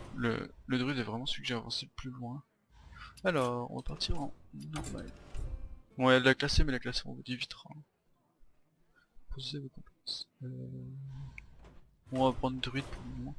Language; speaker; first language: French; native; French